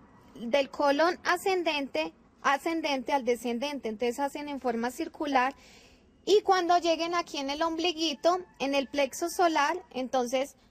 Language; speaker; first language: Spanish; native; Spanish